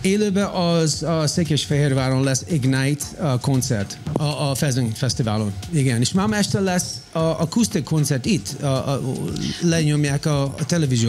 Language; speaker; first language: Hungarian; early bilingual, heritage; Hungarian